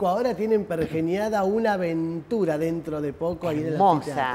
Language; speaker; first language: Spanish; native; Spanish